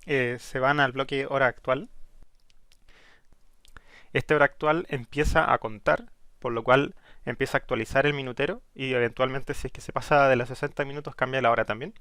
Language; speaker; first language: Spanish; native; Spanish